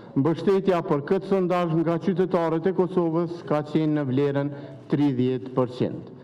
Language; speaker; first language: Albanian; native; Albanian